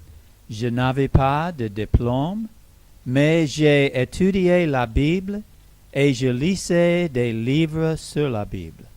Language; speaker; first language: French; non-native, learner; English